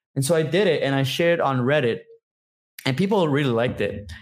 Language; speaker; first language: English; non-native, fluent; Portuguese